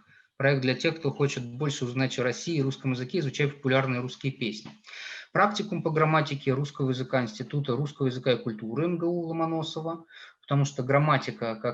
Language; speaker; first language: Russian; native; Russian